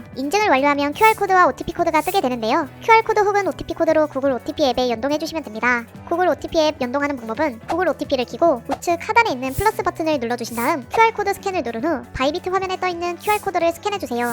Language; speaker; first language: Korean; native; Korean